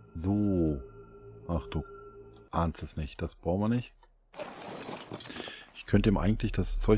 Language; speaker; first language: German; native; German